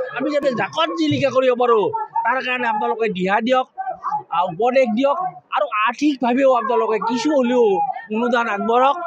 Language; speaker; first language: Assamese; native; Assamese